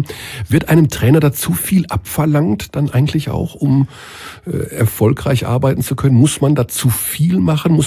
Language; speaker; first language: German; native; German